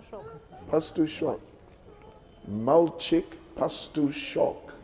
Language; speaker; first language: Russian; non-native, learner; English